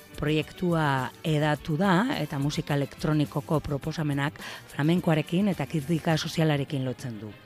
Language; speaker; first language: Basque; native; Basque